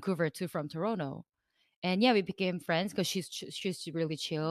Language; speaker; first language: English; non-native, fluent; Korean